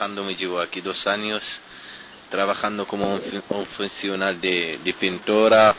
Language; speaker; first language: Spanish; non-native, learner; Arabic